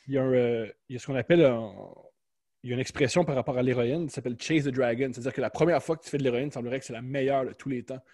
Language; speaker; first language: French; native; French